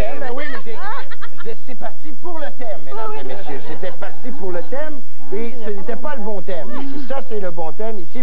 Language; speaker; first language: French; native; French